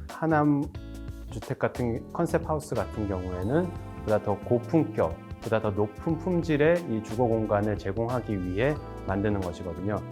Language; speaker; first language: Korean; native; Korean